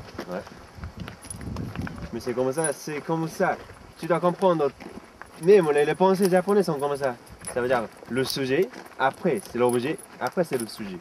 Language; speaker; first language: French; non-native, fluent; Japanese